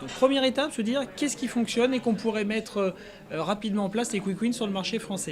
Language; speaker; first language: French; native; French